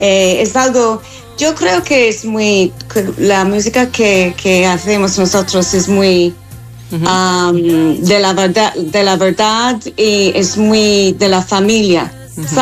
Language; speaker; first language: Spanish; non-native, fluent; English